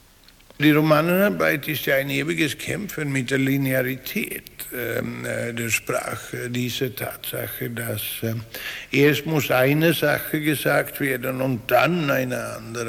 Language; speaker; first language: German; non-native, fluent; Swedish